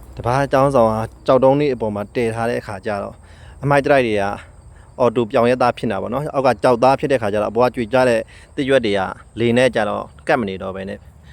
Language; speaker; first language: Burmese; non-native, local second language; Shan